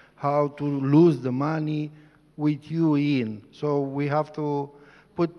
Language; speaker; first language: English; non-native, learner; Romanian